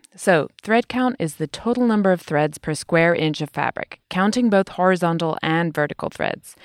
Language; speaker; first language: English; native; English